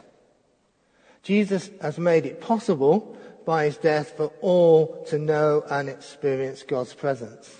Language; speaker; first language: English; native; English